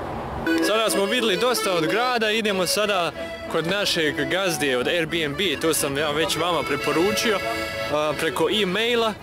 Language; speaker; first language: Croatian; early bilingual, heritage; Croatian